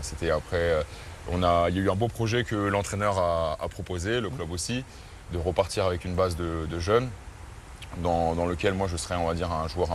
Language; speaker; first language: French; native; French